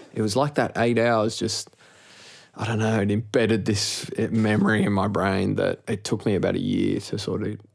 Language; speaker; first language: English; native; English